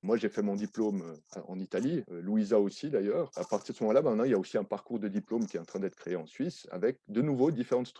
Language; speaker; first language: French; native; French